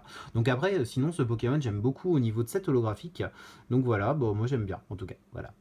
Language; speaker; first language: French; native; French